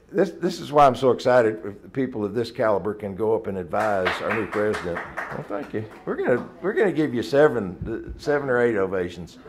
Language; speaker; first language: English; native; English